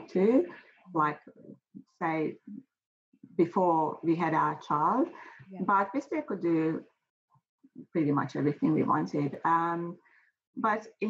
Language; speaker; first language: English; non-native, fluent; Hungarian